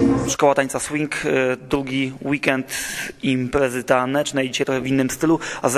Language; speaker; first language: Polish; native; Polish